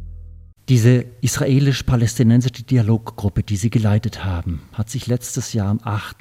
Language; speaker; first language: German; native; German